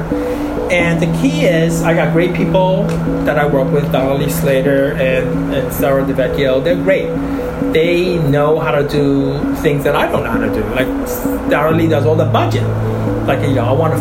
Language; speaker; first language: English; early bilingual, other home language; Chinese